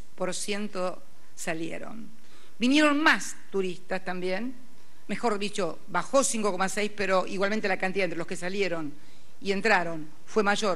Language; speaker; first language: Spanish; native; Spanish